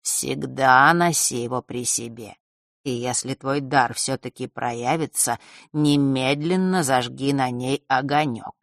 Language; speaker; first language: Russian; native; Russian